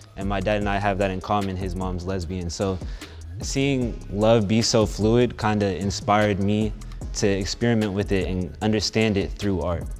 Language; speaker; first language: English; native; English